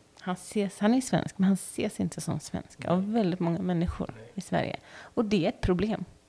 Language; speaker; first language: Swedish; native; Swedish